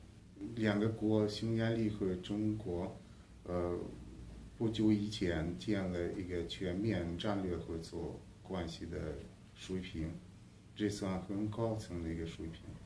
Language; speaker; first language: Chinese; non-native, fluent; Hungarian